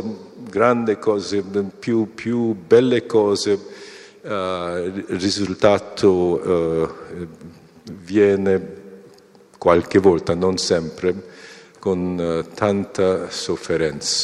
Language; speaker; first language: Italian; non-native, fluent; Korean